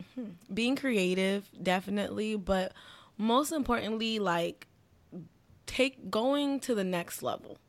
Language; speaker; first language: English; native; English